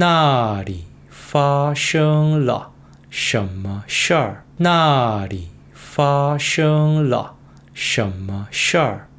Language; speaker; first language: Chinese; non-native, fluent; Korean